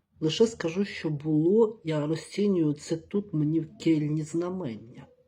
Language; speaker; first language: Ukrainian; native; Ukrainian